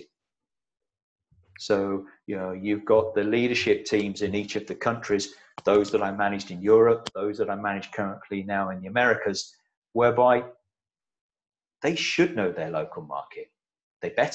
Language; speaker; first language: English; native; English